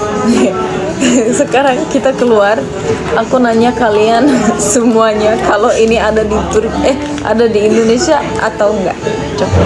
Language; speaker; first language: Indonesian; native; Indonesian